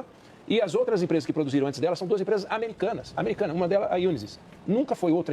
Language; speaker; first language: Portuguese; native; Portuguese